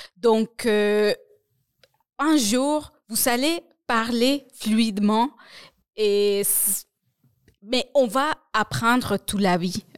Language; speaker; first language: French; non-native, fluent; Spanish